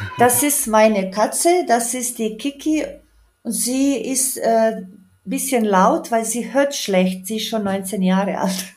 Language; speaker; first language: German; non-native, fluent; Croatian